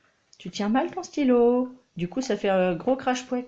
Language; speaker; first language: French; native; French